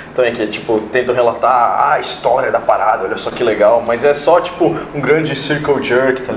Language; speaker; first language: Portuguese; native; Portuguese